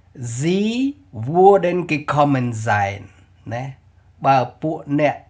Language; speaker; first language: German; non-native, fluent; Khmer